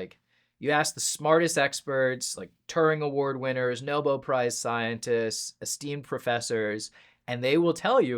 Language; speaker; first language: English; native; English